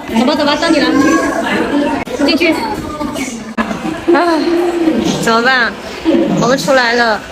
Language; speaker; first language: Chinese; native; Chinese